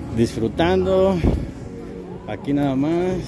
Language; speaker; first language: Spanish; native; Spanish